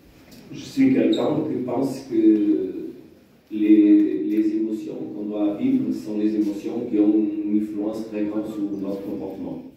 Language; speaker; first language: French; non-native, fluent; Portuguese